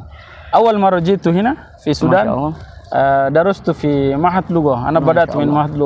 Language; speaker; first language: Arabic; non-native, learner; Indonesian